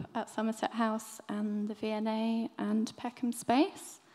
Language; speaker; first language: English; native; English